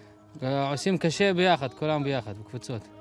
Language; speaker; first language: Hebrew; non-native, local second language; Arabic